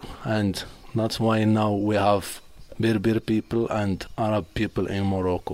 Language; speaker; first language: English; non-native, learner; Arabic